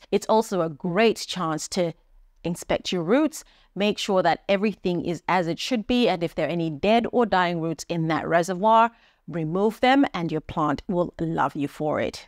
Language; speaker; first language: English; native; English